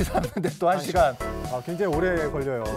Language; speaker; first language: Korean; native; Korean